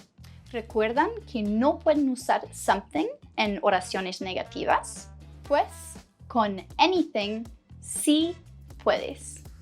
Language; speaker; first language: Spanish; non-native, fluent; English